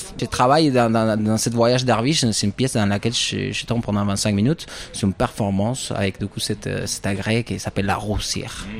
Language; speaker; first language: French; non-native, fluent; Spanish